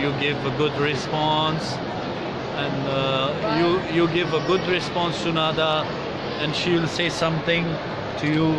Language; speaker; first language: English; non-native, fluent; Pashto